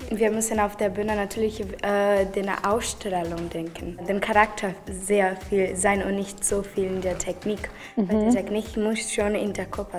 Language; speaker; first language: German; non-native, fluent; Portuguese